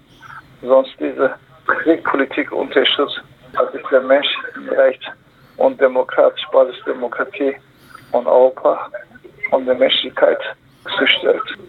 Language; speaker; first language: German; non-native, learner; Kurdish